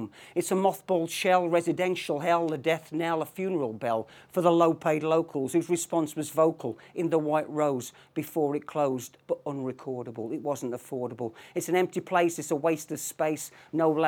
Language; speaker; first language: English; native; English